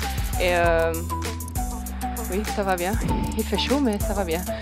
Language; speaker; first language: French; non-native, local second language; Dutch